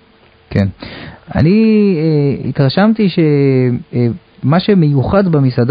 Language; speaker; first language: Hebrew; native; Hebrew